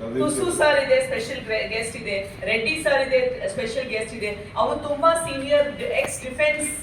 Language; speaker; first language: Kannada; non-native, learner; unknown